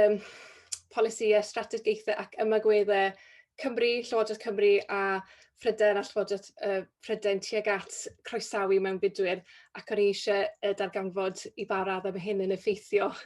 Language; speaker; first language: Welsh; native; Welsh